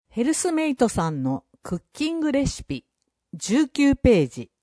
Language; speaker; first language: Japanese; native; Japanese